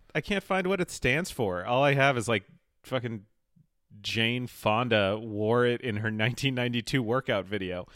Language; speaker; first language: English; native; English